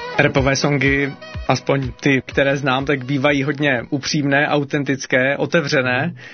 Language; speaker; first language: Czech; native; Czech